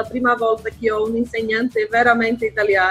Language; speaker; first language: Italian; non-native, learner; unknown